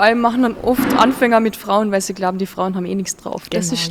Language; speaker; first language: German; native; German